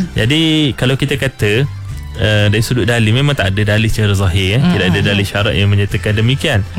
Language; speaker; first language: Malay; native; Malay